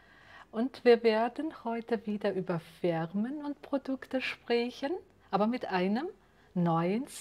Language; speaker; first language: German; non-native, fluent; Uzbek